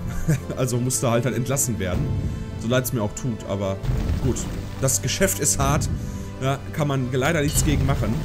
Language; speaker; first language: German; native; German